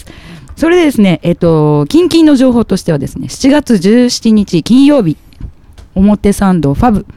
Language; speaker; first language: Japanese; native; Japanese